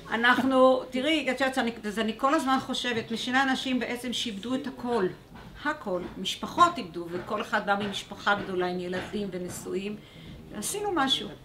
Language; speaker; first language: Hebrew; early bilingual, other home language; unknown